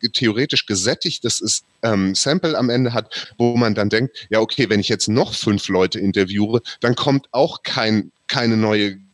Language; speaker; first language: German; native; German